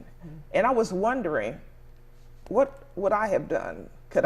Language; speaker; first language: English; native; English